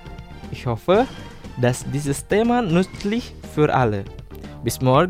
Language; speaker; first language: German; non-native, fluent; Indonesian